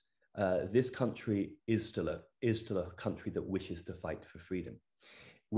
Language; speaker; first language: English; native; English